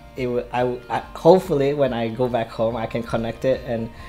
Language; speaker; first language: English; non-native, fluent; Indonesian